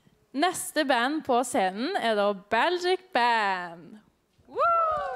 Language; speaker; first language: Norwegian; native; Norwegian